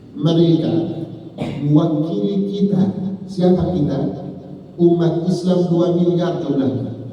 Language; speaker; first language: Indonesian; non-native, learner; Arabic